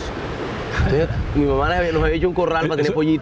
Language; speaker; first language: Spanish; native; Spanish